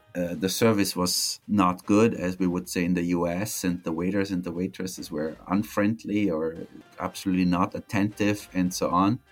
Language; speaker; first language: English; non-native, fluent; German